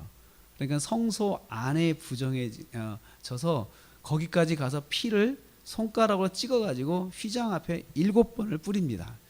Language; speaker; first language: Korean; native; Korean